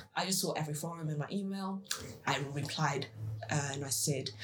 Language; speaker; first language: English; early bilingual, other home language; Chinese